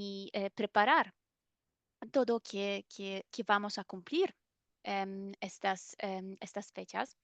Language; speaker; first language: Spanish; non-native, fluent; German